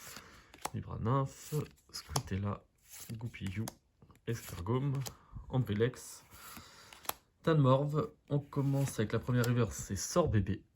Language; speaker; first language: French; native; French